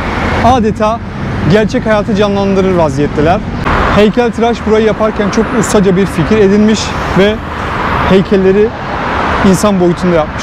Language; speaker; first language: Turkish; native; Turkish